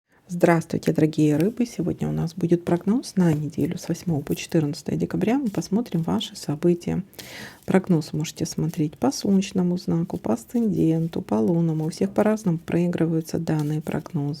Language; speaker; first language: Russian; native; Russian